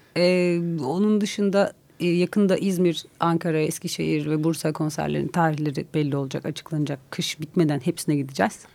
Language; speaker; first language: Turkish; native; Turkish